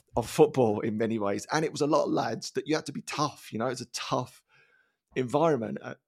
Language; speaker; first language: English; native; English